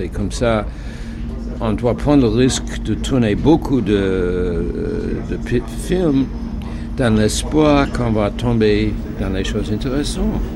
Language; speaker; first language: French; non-native, fluent; English